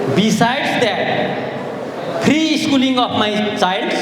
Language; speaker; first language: English; non-native, local second language; Nepali